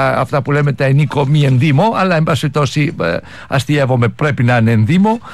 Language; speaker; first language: Greek; native; Greek